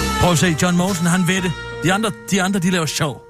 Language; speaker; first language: Danish; native; Danish